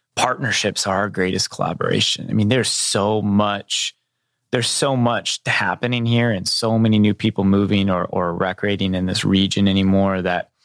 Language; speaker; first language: English; native; English